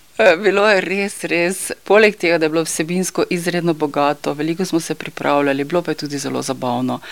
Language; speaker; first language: Slovenian; native; Slovenian